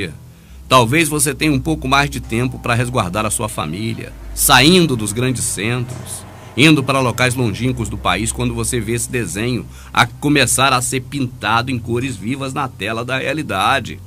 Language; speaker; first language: Portuguese; native; Portuguese